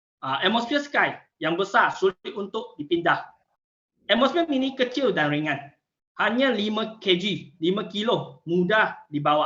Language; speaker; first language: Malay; non-native, local second language; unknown